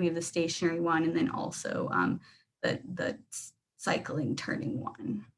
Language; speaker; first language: English; native; English